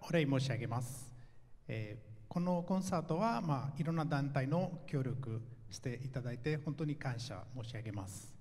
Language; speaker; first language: Japanese; non-native, fluent; Italian